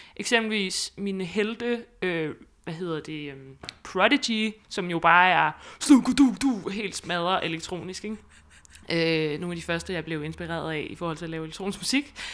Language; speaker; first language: Danish; native; Danish